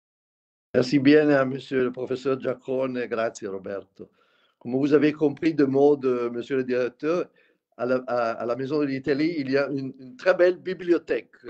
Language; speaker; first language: French; non-native, fluent; Italian